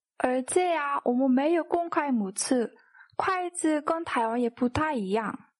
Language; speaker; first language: Chinese; non-native, fluent; Korean